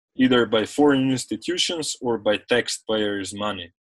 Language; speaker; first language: English; non-native, fluent; Slovenian